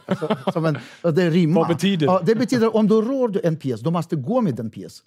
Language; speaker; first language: Swedish; non-native, fluent; Russian